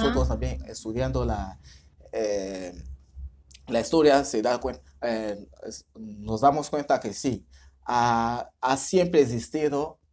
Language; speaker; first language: Spanish; non-native, fluent; French